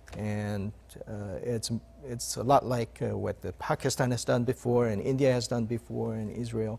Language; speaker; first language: English; non-native, fluent; Korean